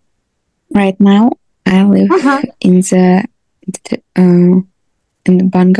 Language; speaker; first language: English; non-native, learner; Russian